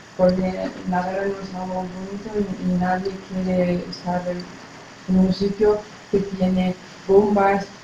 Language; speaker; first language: Spanish; non-native, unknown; Arabic